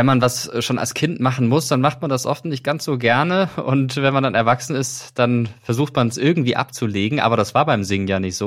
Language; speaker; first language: German; native; German